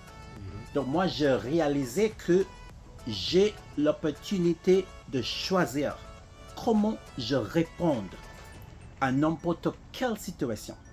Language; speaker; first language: French; non-native, learner; English